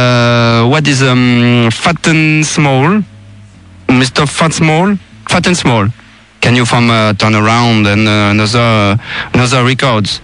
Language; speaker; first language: English; non-native, learner; French